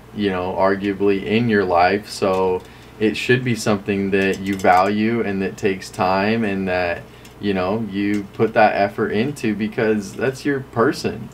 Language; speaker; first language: English; native; English